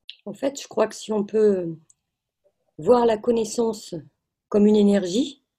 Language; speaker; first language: French; native; French